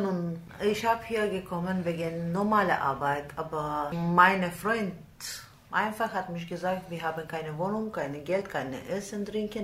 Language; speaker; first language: German; non-native, learner; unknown